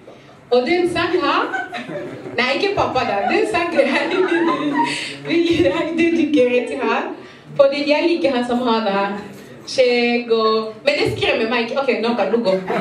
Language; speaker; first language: Norwegian; non-native, fluent; Lingala